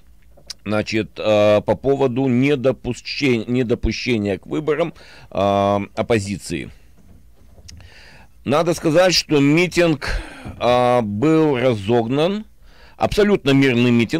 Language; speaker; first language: Russian; native; Russian